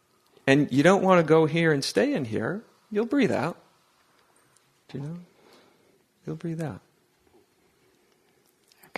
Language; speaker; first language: English; native; English